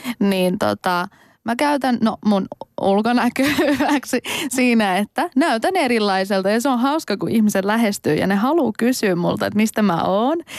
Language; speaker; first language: Finnish; early bilingual, other home language; Persian